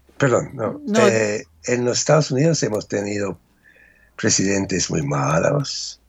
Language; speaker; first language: Spanish; non-native, fluent; English